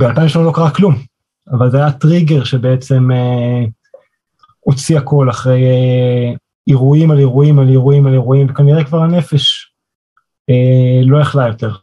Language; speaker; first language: Hebrew; native; Hebrew